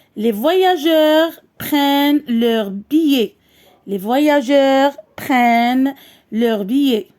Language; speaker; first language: French; non-native, local second language; Arabic